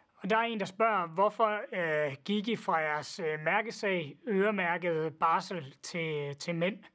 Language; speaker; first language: Danish; native; Danish